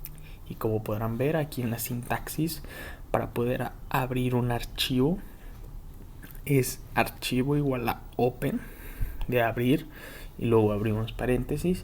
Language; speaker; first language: Spanish; native; Spanish